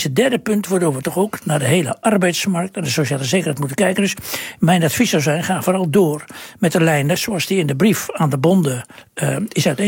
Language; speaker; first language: Dutch; native; Dutch